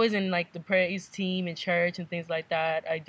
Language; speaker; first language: English; native; English